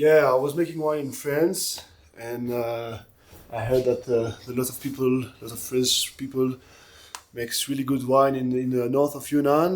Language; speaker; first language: English; non-native, fluent; French